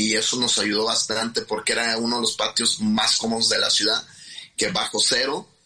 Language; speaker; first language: Spanish; native; Spanish